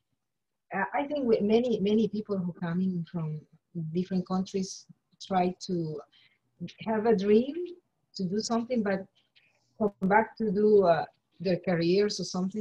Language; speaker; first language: English; non-native, learner; Spanish